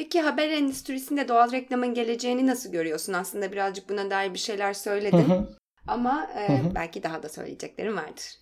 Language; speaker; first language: Turkish; native; Turkish